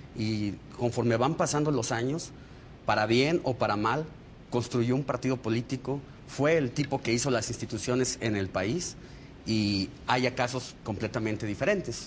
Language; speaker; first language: Spanish; native; Spanish